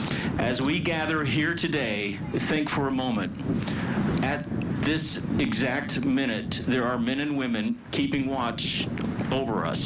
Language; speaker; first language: English; native; English